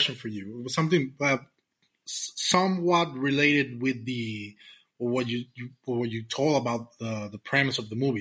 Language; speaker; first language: English; non-native, fluent; Spanish